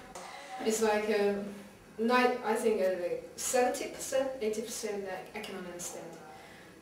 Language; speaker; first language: English; non-native, learner; Chinese